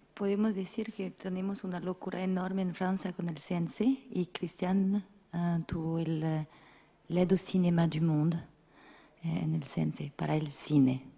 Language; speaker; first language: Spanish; non-native, fluent; French